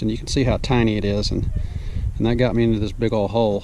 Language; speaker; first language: English; native; English